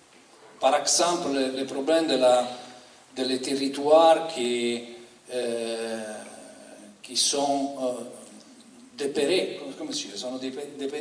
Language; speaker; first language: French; non-native, learner; Italian